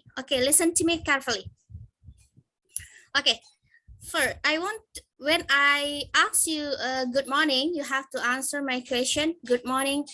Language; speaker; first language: English; non-native, fluent; Indonesian